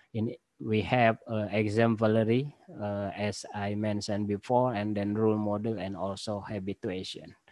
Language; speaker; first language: English; non-native, learner; Indonesian